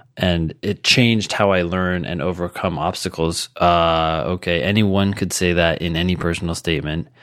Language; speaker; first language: English; native; English